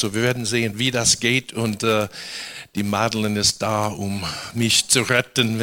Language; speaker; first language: German; non-native, fluent; English